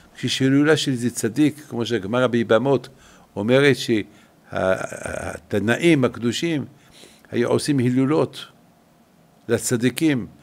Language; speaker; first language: Hebrew; non-native, fluent; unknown